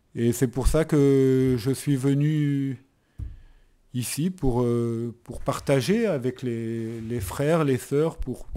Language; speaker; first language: French; native; French